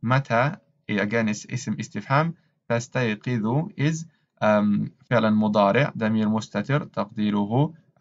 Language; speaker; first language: Arabic; non-native, learner; English